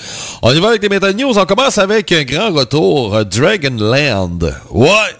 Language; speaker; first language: French; native; French